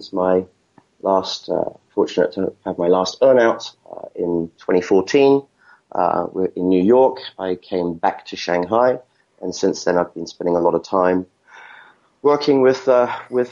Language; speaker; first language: English; native; English